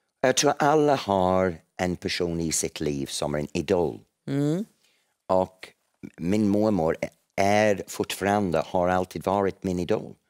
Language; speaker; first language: Swedish; non-native, fluent; English